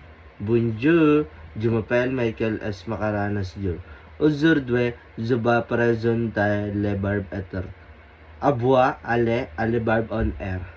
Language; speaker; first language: French; non-native, learner; Filipino